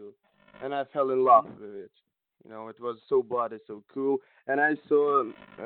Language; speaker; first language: English; non-native, learner; Russian